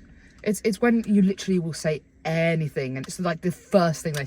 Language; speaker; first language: English; native; English